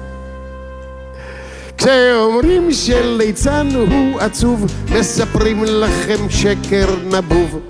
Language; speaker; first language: Hebrew; native; Hebrew